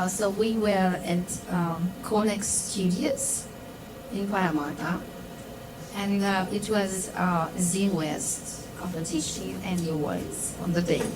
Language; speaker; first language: English; non-native, fluent; Romanian